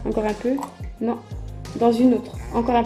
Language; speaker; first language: French; native; French